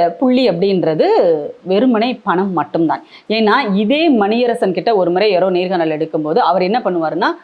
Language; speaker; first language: Tamil; native; Tamil